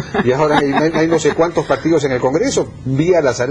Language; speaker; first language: Spanish; native; Spanish